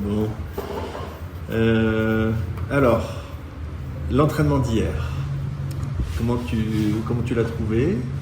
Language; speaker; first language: French; native; French